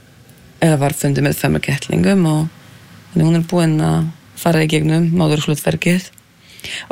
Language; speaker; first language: Icelandic; non-native, fluent; Polish